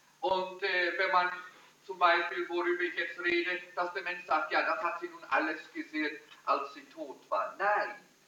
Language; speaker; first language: German; early bilingual, heritage; German